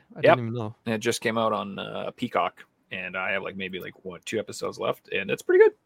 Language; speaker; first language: English; native; English